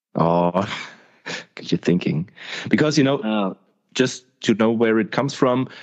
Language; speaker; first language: English; non-native, fluent; German